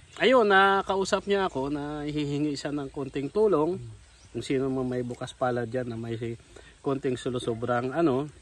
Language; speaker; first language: Filipino; non-native, local second language; Hiligaynon